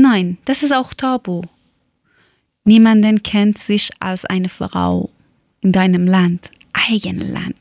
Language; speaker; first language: German; non-native, learner; Persian